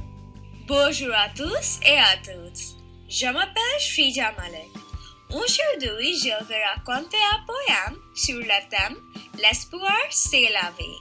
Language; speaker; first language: French; non-native, learner; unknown